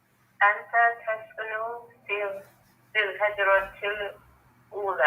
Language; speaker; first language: Arabic; non-native, learner; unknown